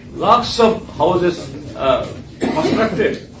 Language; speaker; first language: English; non-native, local second language; Bangla